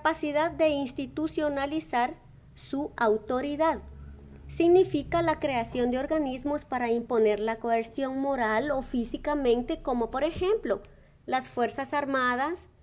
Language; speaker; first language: Spanish; native; Spanish